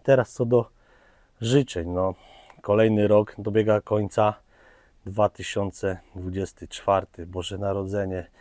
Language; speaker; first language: Polish; native; Polish